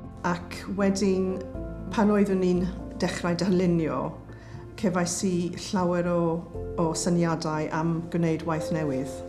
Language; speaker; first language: Welsh; non-native, learner; English